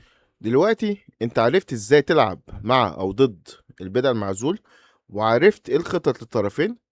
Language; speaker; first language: Arabic; native; Arabic